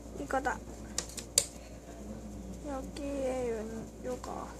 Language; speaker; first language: Korean; native; Korean